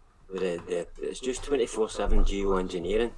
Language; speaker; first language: English; native; English